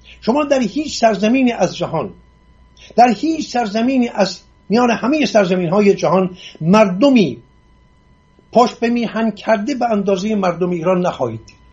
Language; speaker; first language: Persian; non-native, local second language; Assyrian Neo-Aramaic